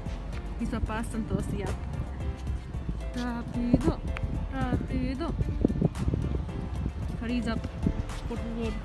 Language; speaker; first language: Spanish; early bilingual, heritage; Spanish